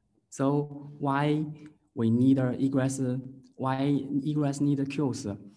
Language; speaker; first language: English; non-native, learner; Chinese